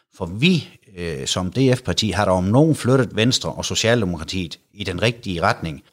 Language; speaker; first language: Danish; native; Danish